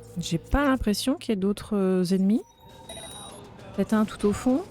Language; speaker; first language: French; native; French